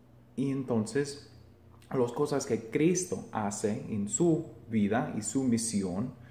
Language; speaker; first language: Spanish; non-native, fluent; English